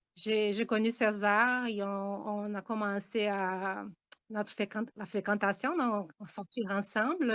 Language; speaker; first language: French; non-native, fluent; Portuguese